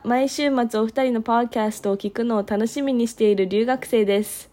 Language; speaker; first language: Japanese; early bilingual, heritage; Japanese